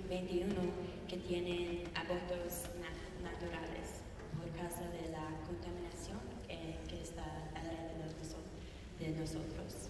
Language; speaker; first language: Spanish; non-native, learner; English